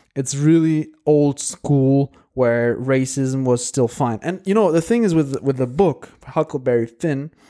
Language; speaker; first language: English; non-native, fluent; Portuguese